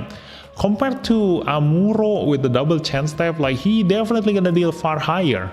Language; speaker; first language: English; non-native, fluent; Indonesian